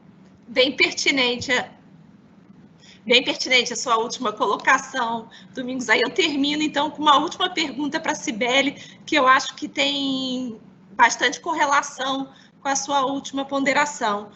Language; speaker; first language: Portuguese; native; Portuguese